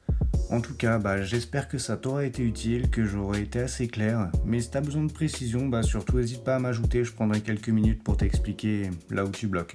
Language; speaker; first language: French; native; French